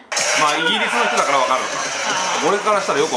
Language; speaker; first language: Japanese; native; Japanese